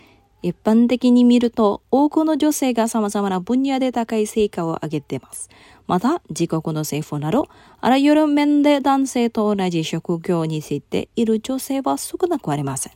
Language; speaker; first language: Japanese; non-native, fluent; Indonesian